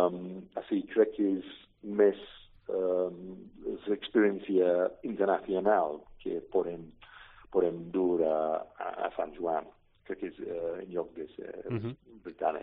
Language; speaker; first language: Catalan; non-native, learner; English